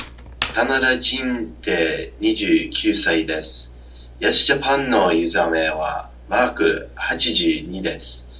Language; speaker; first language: Japanese; non-native, learner; English